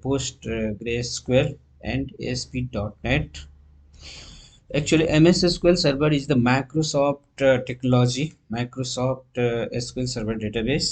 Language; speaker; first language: English; non-native, local second language; Hindi